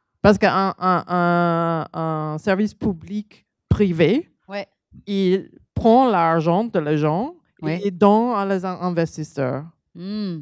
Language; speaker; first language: French; non-native, learner; English